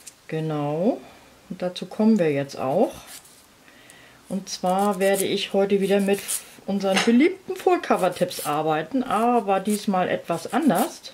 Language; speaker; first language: German; native; German